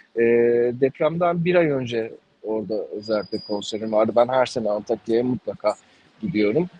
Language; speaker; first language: Turkish; native; Turkish